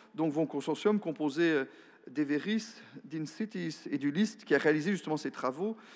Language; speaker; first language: French; non-native, local second language; Luxembourgish